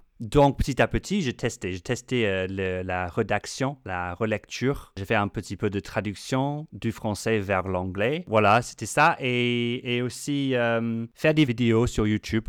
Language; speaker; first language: French; non-native, fluent; English